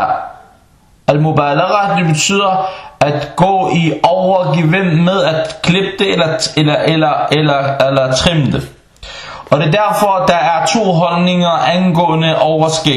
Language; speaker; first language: Danish; non-native, fluent; Arabic